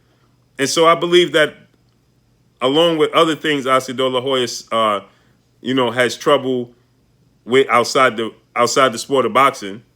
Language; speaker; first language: English; native; English